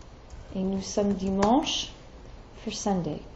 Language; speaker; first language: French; non-native, fluent; English